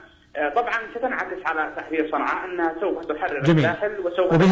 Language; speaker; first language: Arabic; native; Arabic